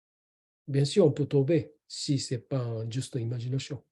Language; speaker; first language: French; non-native, learner; Japanese